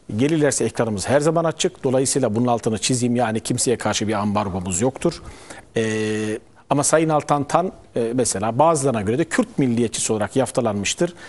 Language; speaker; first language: Turkish; native; Turkish